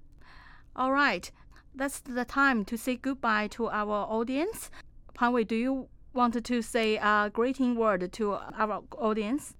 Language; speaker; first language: English; non-native, fluent; Chinese